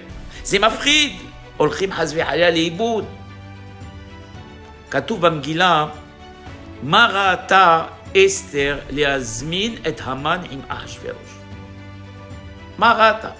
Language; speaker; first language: Hebrew; non-native, fluent; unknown